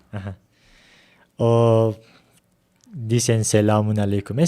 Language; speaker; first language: Spanish; non-native, learner; Turkish